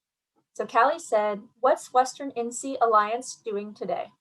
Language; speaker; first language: English; native; English